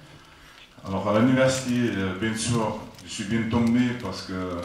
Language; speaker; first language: French; non-native, fluent; Afrikaans